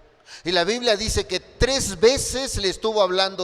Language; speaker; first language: Spanish; native; Spanish